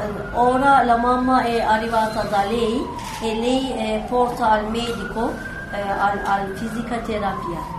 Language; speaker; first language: Italian; non-native, learner; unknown